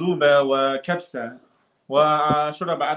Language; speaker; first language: Arabic; non-native, learner; Chinese